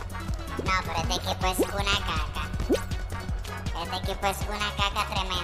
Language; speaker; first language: Spanish; native; Spanish